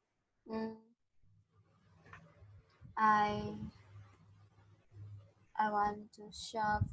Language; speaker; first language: English; non-native, learner; Vietnamese